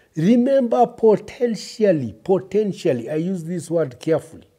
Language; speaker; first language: English; early bilingual, other home language; Kikuyu